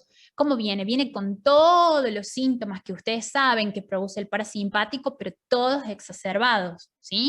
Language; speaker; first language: Spanish; native; Spanish